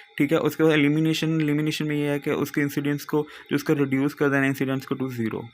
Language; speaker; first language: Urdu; non-native, local second language; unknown